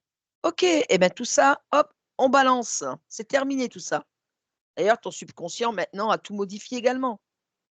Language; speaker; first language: French; native; French